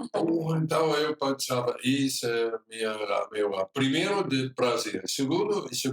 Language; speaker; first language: Portuguese; non-native, fluent; Dutch